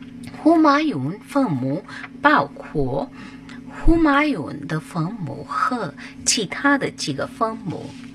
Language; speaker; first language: Chinese; non-native, learner; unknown